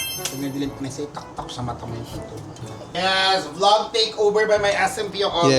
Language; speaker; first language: Filipino; non-native, local second language; Pampanga